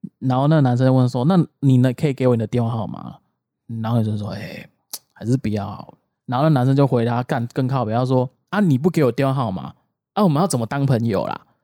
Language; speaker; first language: Chinese; native; Chinese